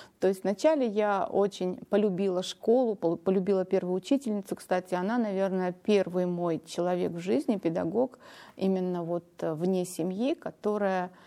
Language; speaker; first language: Russian; non-native, local second language; Armenian